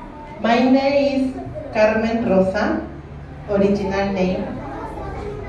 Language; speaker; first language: English; non-native, learner; Spanish